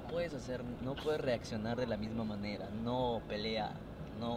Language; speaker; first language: Spanish; native; Spanish